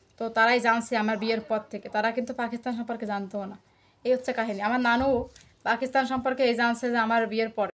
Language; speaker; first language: Bangla; native; Bangla